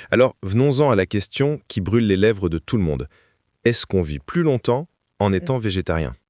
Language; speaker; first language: French; native; French